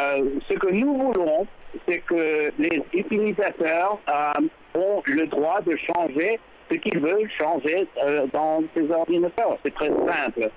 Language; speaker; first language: French; non-native, fluent; English